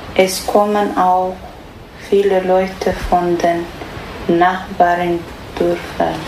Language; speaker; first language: German; non-native, learner; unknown